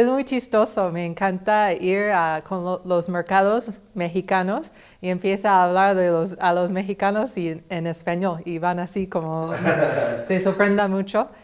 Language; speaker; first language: Spanish; non-native, fluent; English